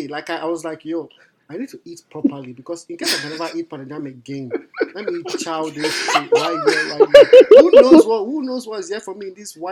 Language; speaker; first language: English; non-native, local second language; Yoruba